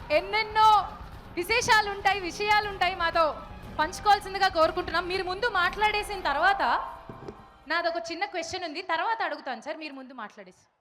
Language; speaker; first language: Telugu; native; Telugu